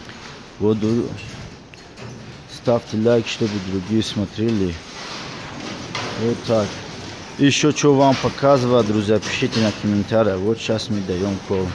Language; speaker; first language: Russian; non-native, fluent; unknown